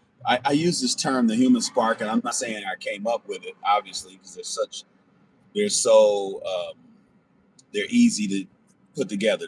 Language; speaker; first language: English; native; English